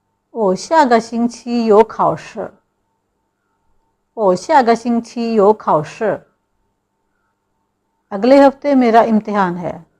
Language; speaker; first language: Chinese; non-native, fluent; Urdu